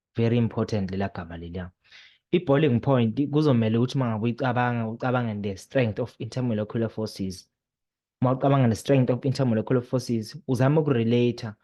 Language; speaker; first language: Zulu; native; Zulu